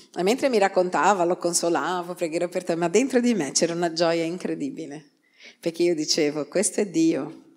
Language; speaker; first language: Italian; non-native, fluent; Portuguese